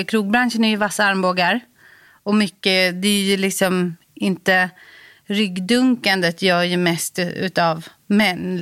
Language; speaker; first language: Swedish; native; Swedish